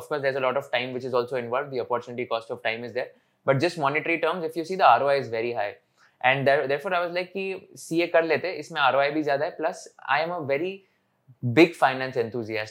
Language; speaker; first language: English; non-native, local second language; Hindi